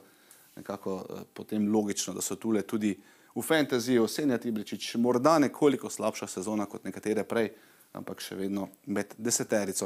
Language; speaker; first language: Slovenian; native; Slovenian